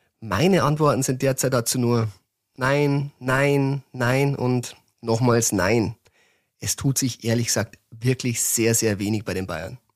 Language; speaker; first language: German; native; German